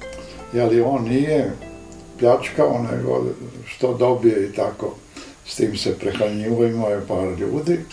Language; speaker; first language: Serbian; native; Serbian